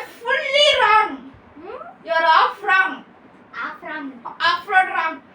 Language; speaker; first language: English; non-native, local second language; Tamil